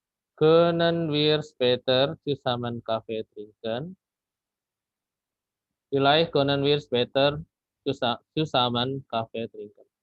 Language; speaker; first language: German; non-native, fluent; Indonesian